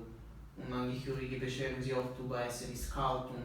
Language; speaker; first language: German; non-native, learner; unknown